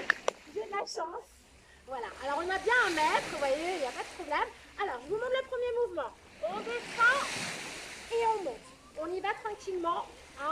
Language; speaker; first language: French; native; French